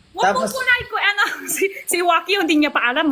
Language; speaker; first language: Filipino; non-native, learner; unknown